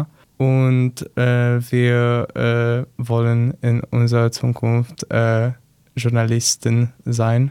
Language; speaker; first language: German; non-native, learner; Polish